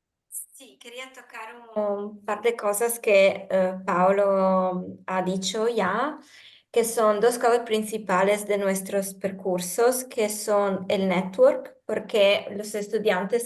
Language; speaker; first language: Spanish; non-native, fluent; Italian